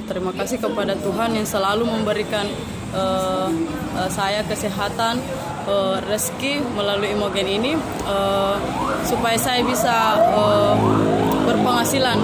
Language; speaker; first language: Indonesian; native; Indonesian